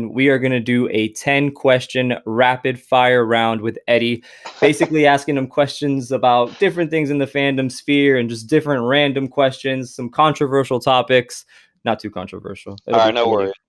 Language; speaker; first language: English; native; English